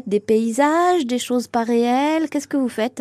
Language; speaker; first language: French; native; French